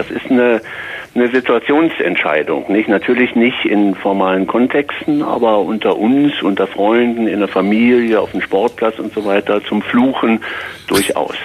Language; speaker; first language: German; native; German